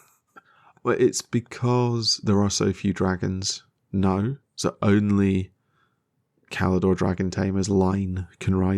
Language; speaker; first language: English; native; English